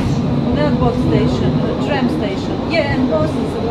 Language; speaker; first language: English; non-native, learner; Croatian